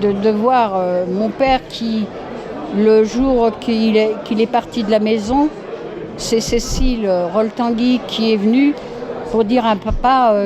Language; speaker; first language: French; native; French